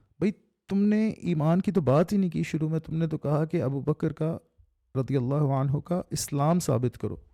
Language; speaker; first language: Urdu; native; Urdu